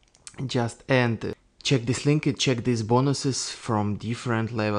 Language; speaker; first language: English; non-native, learner; Russian